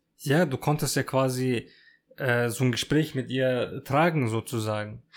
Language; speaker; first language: German; early bilingual, other home language; Turkish